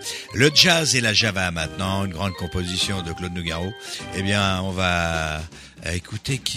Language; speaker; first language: French; native; French